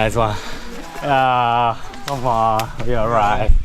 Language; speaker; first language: English; non-native, learner; Korean